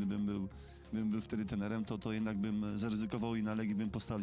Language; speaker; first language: Polish; native; Polish